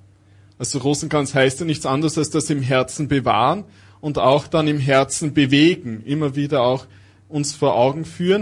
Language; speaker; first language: German; native; German